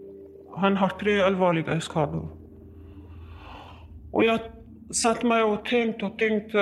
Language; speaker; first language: Swedish; non-native, learner; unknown